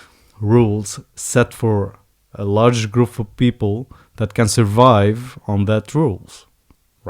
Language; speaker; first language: English; non-native, fluent; Arabic